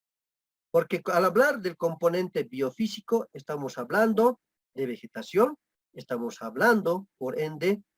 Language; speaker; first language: Spanish; native; Spanish